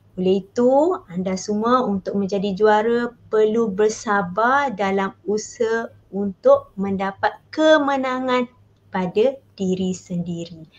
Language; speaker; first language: Malay; native; Malay